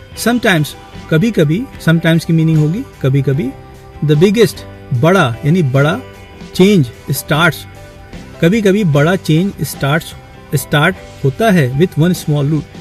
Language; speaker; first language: Hindi; native; Hindi